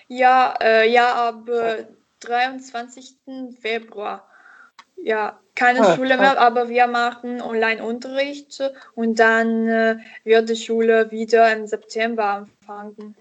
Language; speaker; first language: German; non-native, learner; Italian